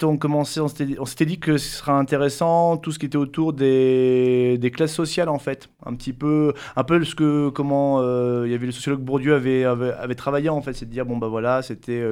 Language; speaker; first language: French; native; French